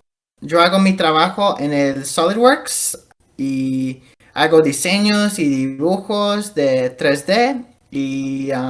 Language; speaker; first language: Spanish; early bilingual, heritage; Spanish